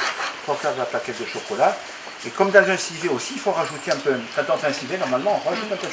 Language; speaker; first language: French; native; French